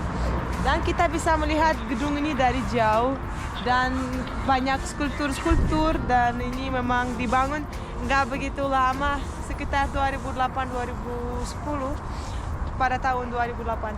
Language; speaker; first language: Indonesian; non-native, fluent; Russian